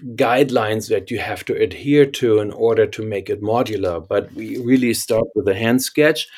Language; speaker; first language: English; non-native, fluent; German